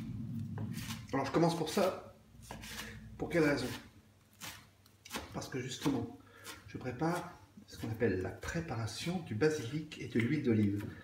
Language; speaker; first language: French; native; French